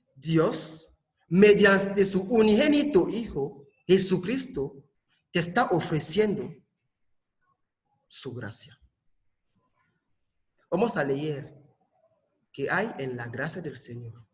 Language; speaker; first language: Spanish; non-native, fluent; French